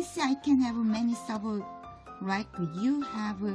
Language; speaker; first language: English; non-native, learner; Korean